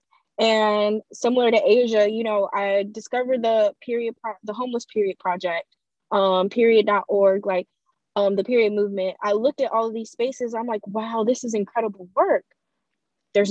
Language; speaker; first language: English; native; English